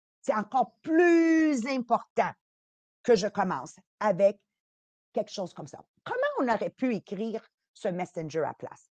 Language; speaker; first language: French; early bilingual, other home language; Italian